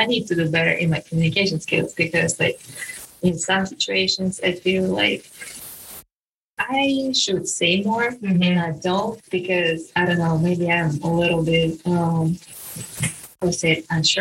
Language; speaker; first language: English; non-native, fluent; Russian